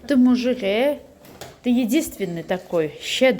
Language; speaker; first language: Russian; non-native, local second language; Azerbaijani